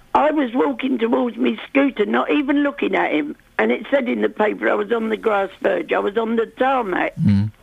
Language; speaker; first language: English; native; English